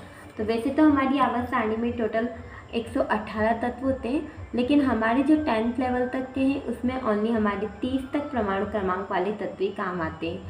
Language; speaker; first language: Hindi; native; Hindi